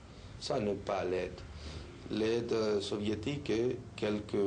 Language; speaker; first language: French; non-native, fluent; Spanish